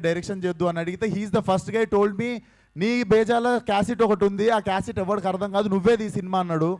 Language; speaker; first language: Telugu; native; Telugu